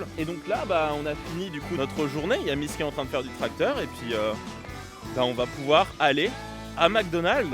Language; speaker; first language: French; native; French